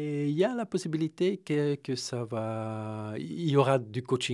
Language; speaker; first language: French; non-native, fluent; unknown